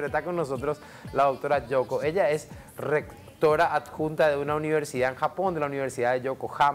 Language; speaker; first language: Spanish; native; Spanish